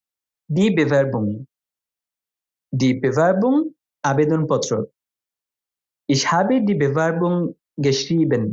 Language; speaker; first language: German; non-native, fluent; Bangla